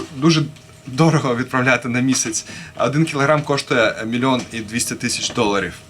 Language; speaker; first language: Ukrainian; native; Ukrainian